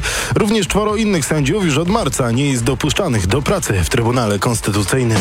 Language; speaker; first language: Polish; native; Polish